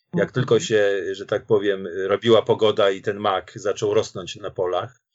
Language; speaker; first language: Polish; native; Polish